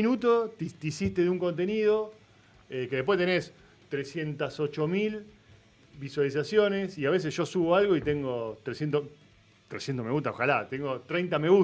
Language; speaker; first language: Spanish; native; Spanish